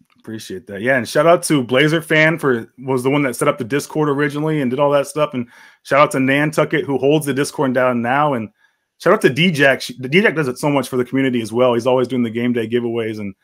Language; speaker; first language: English; native; English